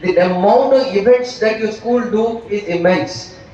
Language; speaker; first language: English; non-native, local second language; Hindi